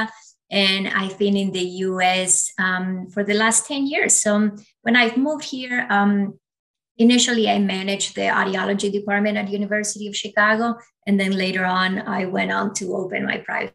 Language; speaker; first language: English; non-native, fluent; Spanish